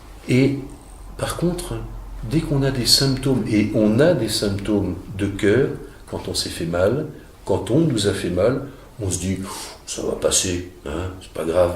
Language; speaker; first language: French; native; French